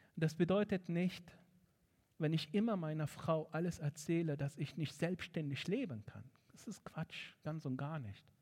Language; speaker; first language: German; non-native, fluent; Arabic